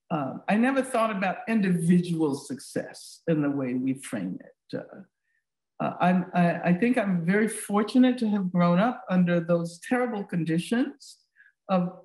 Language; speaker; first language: English; native; English